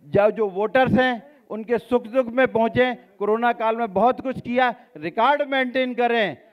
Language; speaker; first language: Hindi; native; Hindi